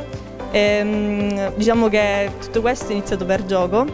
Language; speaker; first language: Italian; native; Italian